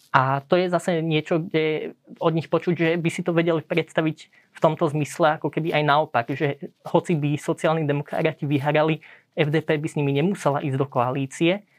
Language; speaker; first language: Slovak; early bilingual, heritage; Slovak